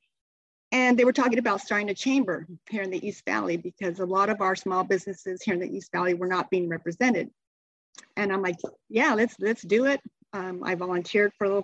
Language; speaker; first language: English; native; English